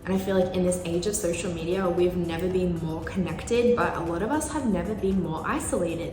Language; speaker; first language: English; native; English